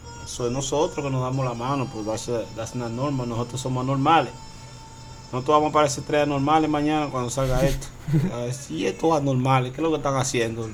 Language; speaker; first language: Spanish; native; Spanish